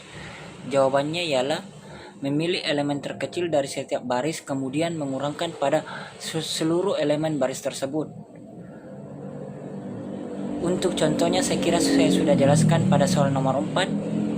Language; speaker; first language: Indonesian; native; Indonesian